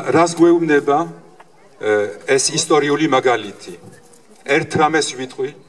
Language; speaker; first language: Georgian; early bilingual, heritage; Georgian